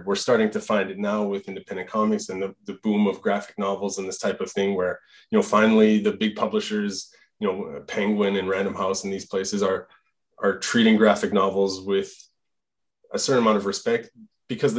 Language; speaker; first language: English; non-native, fluent; French